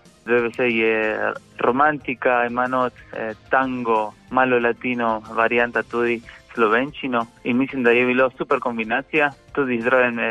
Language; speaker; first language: Slovenian; non-native, fluent; Spanish